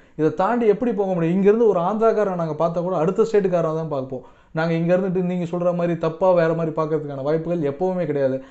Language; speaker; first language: Tamil; non-native, local second language; Telugu